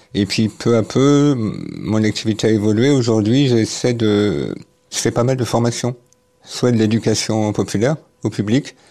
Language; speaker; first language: French; native; French